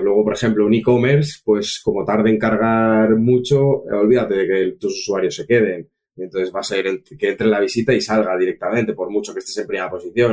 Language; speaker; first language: Spanish; native; Spanish